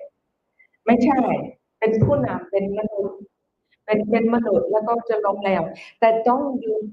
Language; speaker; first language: Thai; non-native, fluent; English